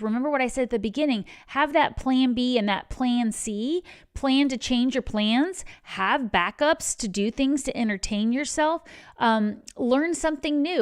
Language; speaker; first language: English; native; English